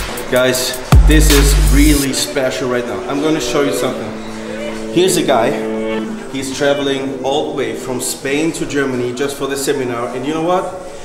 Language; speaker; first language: English; non-native, fluent; German